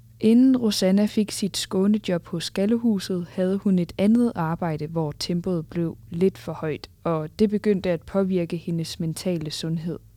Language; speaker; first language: Danish; native; Danish